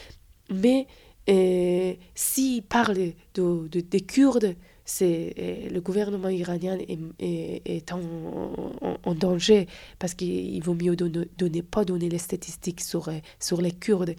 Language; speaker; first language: French; non-native, fluent; Persian